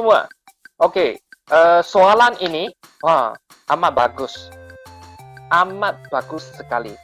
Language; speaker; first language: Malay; non-native, local second language; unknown